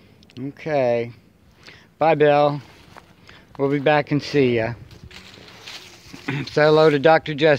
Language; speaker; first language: English; native; English